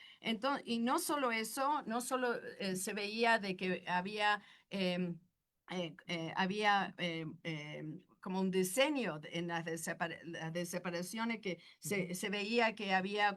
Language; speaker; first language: Spanish; non-native, fluent; English